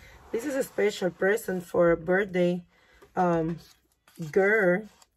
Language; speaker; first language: English; non-native, learner; Spanish